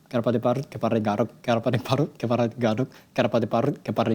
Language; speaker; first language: Indonesian; non-native, fluent; Japanese